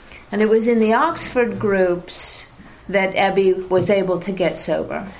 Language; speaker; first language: English; native; English